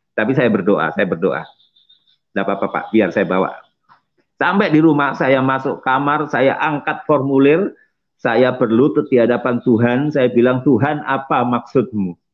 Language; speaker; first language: Indonesian; non-native, local second language; Javanese